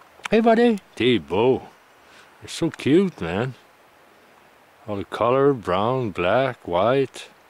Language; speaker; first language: English; non-native, fluent; French